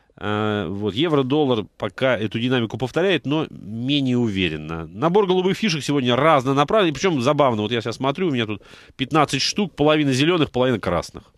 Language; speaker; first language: Russian; native; Russian